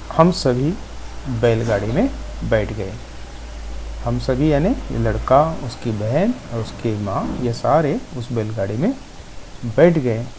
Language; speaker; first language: Hindi; non-native, local second language; Marathi